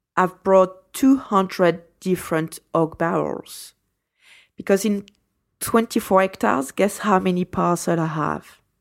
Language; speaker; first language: English; non-native, fluent; French